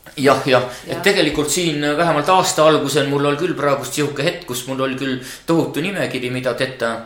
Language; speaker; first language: Estonian; native; Estonian